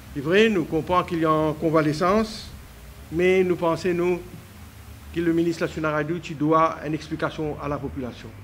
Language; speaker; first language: French; non-native, local second language; Morisyen